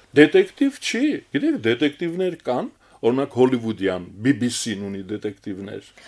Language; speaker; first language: Armenian; native; Armenian